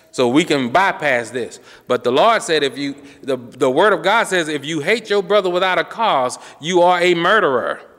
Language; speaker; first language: English; native; English